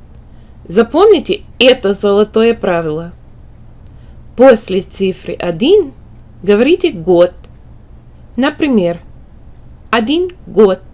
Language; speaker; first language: Russian; non-native, fluent; English